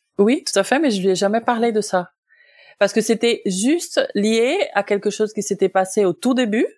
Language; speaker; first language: French; non-native, fluent; Portuguese